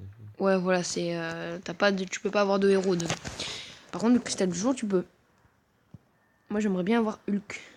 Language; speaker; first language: French; native; French